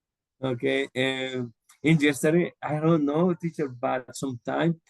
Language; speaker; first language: English; non-native, learner; Spanish